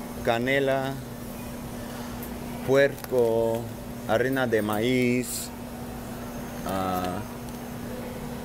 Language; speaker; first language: Spanish; non-native, learner; English